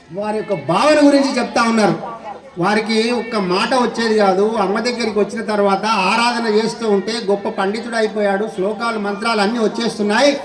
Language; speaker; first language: Telugu; native; Telugu